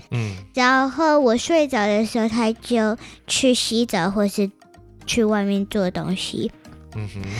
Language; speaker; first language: Chinese; early bilingual, heritage; Chinese